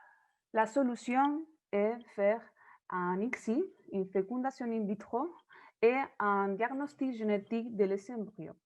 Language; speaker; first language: French; non-native, learner; Spanish